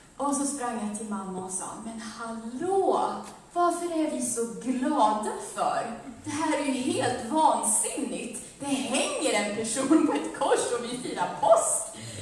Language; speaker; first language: Swedish; early bilingual, other home language; Amharic